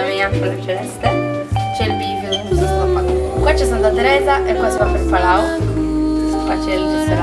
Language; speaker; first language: Italian; native; Italian